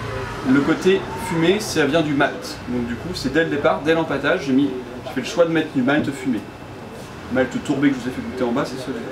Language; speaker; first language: French; native; French